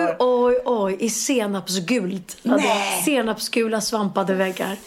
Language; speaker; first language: Swedish; native; Swedish